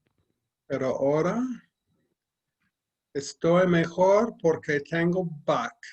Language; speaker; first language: Spanish; non-native, fluent; English